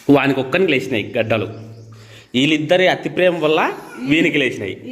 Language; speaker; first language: Telugu; native; Telugu